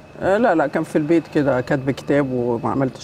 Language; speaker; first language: Arabic; native; Arabic